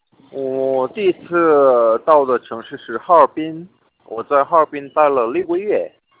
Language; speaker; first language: Chinese; non-native, fluent; Korean